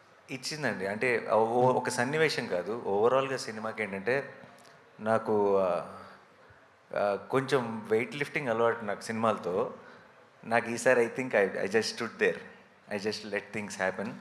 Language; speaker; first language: Telugu; native; Telugu